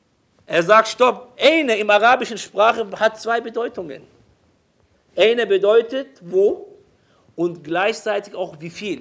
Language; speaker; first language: German; non-native, fluent; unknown